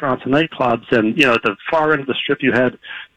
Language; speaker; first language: English; native; English